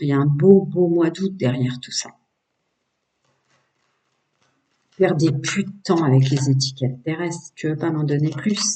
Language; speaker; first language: French; native; French